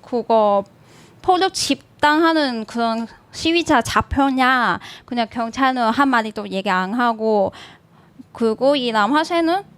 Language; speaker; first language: Korean; non-native, learner; Cantonese